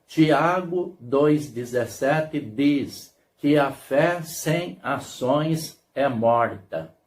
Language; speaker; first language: Portuguese; native; Portuguese